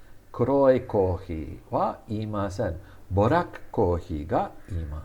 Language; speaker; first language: Japanese; non-native, fluent; English